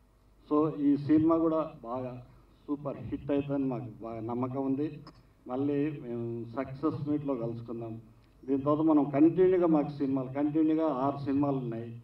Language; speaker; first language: Telugu; native; Telugu